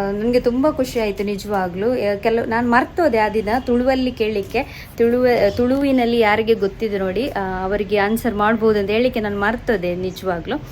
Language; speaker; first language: Kannada; non-native, local second language; Tulu